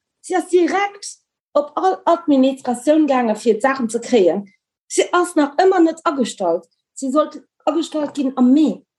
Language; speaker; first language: Luxembourgish; early bilingual, other home language; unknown